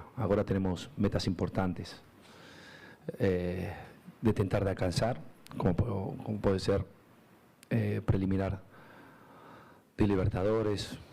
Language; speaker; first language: Portuguese; non-native, learner; Spanish